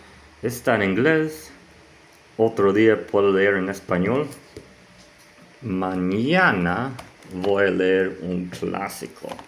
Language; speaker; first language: Spanish; non-native, learner; English